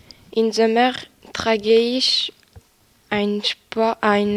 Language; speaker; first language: German; non-native, local second language; French